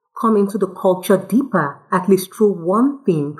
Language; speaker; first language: English; non-native, local second language; Yoruba